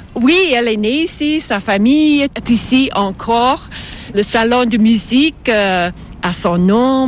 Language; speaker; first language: French; non-native, fluent; English